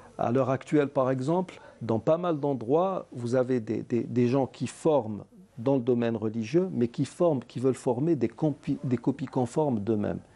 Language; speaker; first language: French; non-native, local second language; Arabic